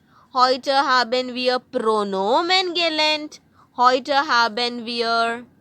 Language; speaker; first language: German; non-native, fluent; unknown